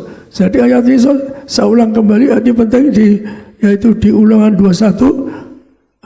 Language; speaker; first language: Indonesian; native; Indonesian